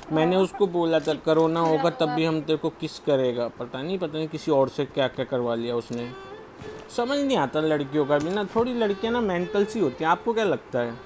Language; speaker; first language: Hindi; native; Hindi